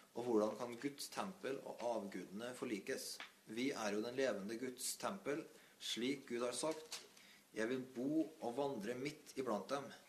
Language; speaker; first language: Norwegian; native; Norwegian